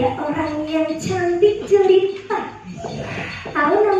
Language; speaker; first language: Indonesian; non-native, local second language; Javanese